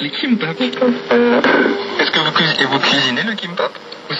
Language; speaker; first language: French; native; French